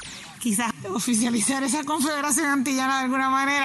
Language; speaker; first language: Spanish; native; Spanish